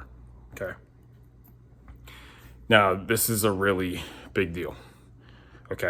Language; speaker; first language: English; native; English